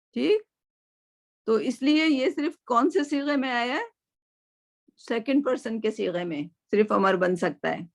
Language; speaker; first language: Urdu; native; Urdu